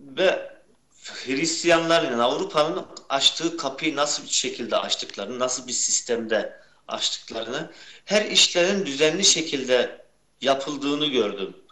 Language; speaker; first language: Turkish; early bilingual, heritage; Turkish